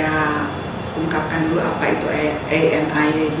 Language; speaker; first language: Indonesian; native; Indonesian